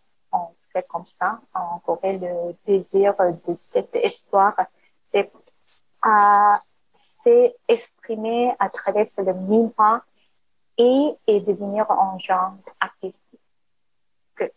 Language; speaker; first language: French; non-native, learner; Korean